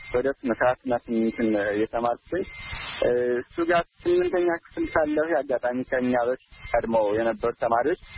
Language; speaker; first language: Amharic; native; Amharic